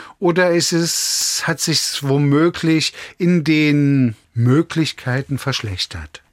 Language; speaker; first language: German; native; German